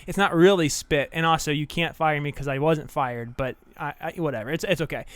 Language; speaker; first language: English; native; English